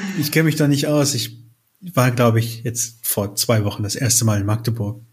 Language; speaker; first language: German; early bilingual, other home language; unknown